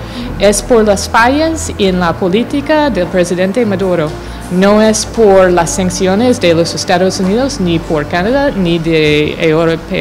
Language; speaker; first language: Spanish; non-native, fluent; English